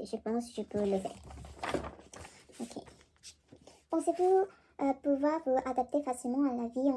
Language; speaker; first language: French; non-native, learner; Korean